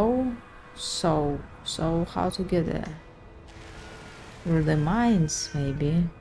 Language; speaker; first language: English; non-native, learner; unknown